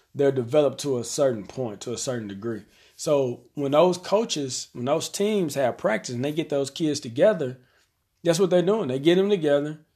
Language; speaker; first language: English; native; English